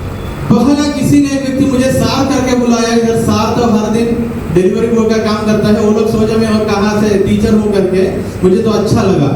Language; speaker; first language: Hindi; non-native, local second language; Malayalam